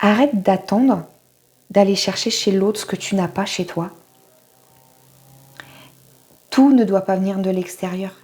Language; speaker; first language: French; native; French